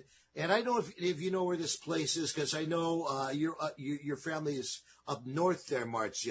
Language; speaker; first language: English; native; English